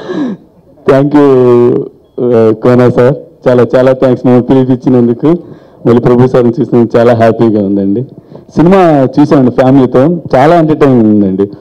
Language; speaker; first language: Telugu; native; Telugu